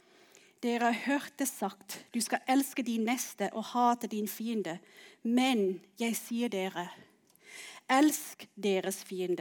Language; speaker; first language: Norwegian; non-native, fluent; English